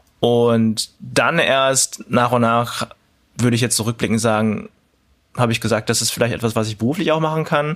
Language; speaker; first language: German; early bilingual, other home language; Cantonese